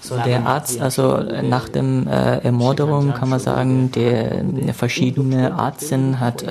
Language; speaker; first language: German; non-native, learner; Persian